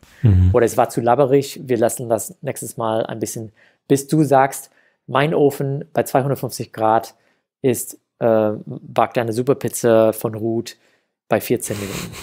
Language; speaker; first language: German; non-native, fluent; English